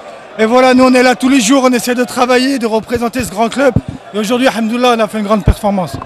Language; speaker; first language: French; native; French